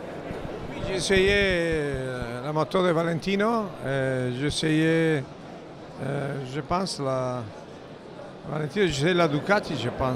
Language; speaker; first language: French; non-native, learner; Italian